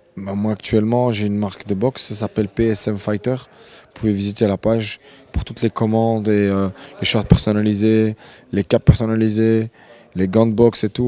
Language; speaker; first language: French; early bilingual, other home language; Arabic